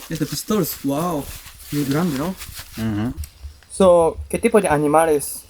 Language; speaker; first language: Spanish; non-native, learner; Japanese